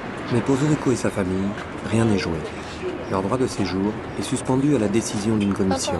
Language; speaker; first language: French; native; French